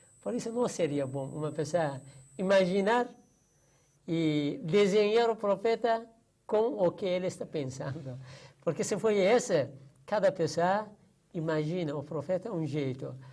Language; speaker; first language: Portuguese; non-native, learner; Persian